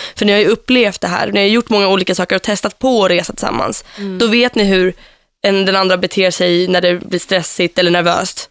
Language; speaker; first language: Swedish; early bilingual, heritage; Swedish